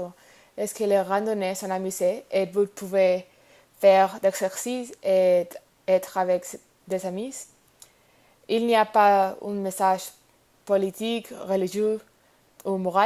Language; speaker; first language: French; non-native, learner; Spanish